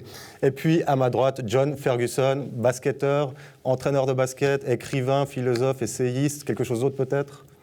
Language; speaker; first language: French; native; French